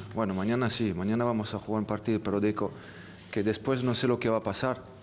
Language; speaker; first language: Spanish; non-native, fluent; French